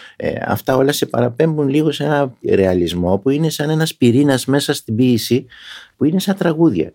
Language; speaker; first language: Greek; early bilingual, other home language; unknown